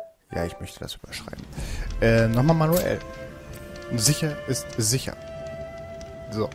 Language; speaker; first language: German; native; German